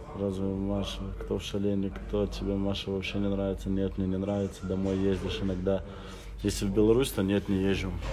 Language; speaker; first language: Russian; native; Russian